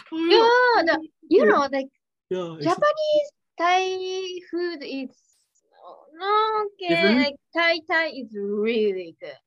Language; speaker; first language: English; non-native, learner; Japanese